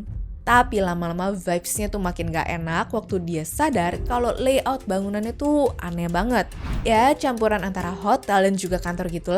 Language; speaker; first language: Indonesian; native; Indonesian